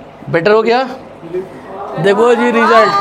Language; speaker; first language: Hindi; native; Hindi